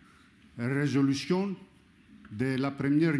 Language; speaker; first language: French; non-native, learner; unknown